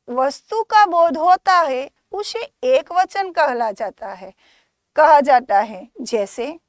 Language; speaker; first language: Hindi; non-native, local second language; Gujarati